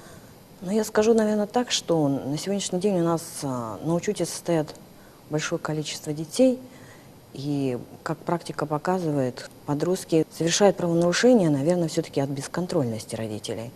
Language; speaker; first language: Russian; native; Russian